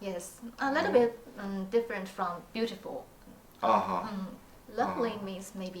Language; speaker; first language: English; non-native, learner; Chinese